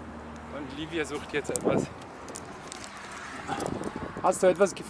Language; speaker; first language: German; non-native, learner; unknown